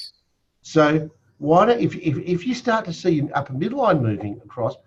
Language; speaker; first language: English; native; English